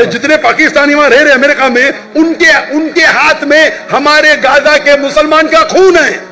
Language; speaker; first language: Urdu; non-native, local second language; Konkani